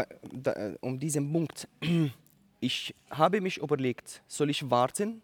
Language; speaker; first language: German; non-native, learner; Arabic